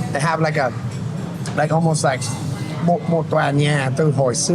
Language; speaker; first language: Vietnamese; non-native, learner; English